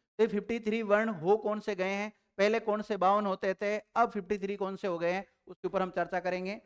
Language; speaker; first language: Hindi; native; Hindi